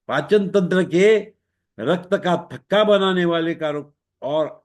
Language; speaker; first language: Hindi; non-native, local second language; Marathi